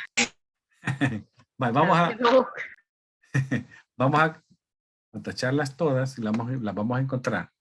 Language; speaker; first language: Spanish; native; Spanish